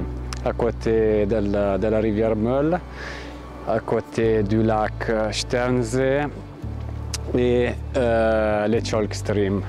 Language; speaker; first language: French; non-native, fluent; Italian